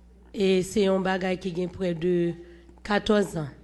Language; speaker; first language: French; non-native, local second language; Haitian Creole